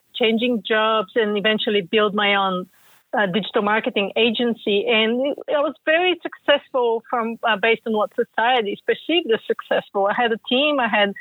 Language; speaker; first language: English; non-native, fluent; Bulgarian